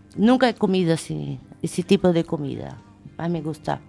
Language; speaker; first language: Spanish; non-native, learner; Portuguese